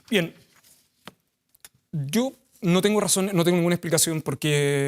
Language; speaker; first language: Spanish; native; Spanish